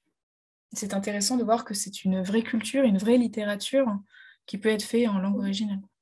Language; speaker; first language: French; native; French